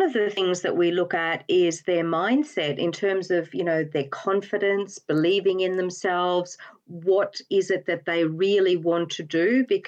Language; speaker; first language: English; native; English